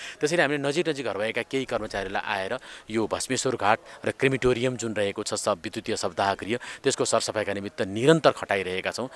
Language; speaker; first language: Nepali; native; Nepali